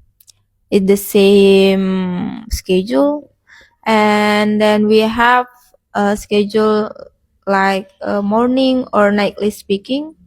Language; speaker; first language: English; non-native, learner; Indonesian